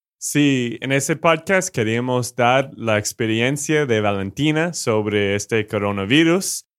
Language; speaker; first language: Spanish; non-native, fluent; English